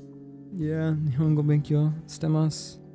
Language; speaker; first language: Japanese; non-native, learner; English